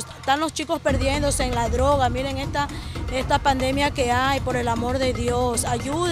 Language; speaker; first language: Spanish; native; Spanish